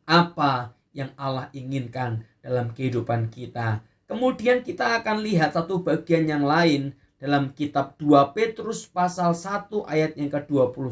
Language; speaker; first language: Indonesian; native; Indonesian